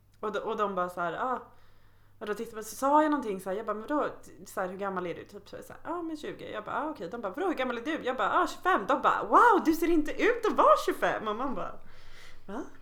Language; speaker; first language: Swedish; native; Swedish